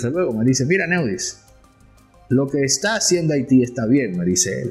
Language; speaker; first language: Spanish; native; Spanish